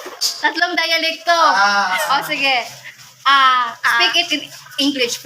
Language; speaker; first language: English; non-native, learner; Cebuano